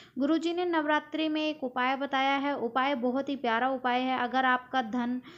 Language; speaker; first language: Hindi; native; Hindi